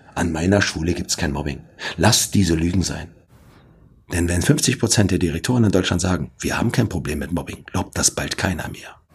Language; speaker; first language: German; native; German